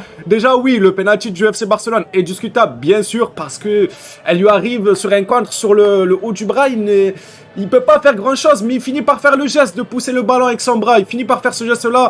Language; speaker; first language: French; native; French